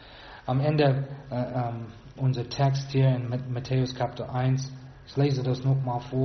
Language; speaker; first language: German; non-native, fluent; English